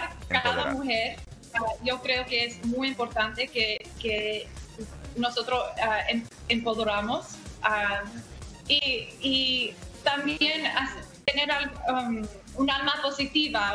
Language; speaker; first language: Spanish; early bilingual, heritage; English